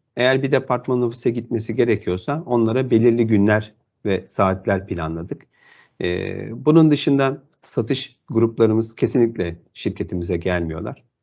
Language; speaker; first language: Turkish; native; Turkish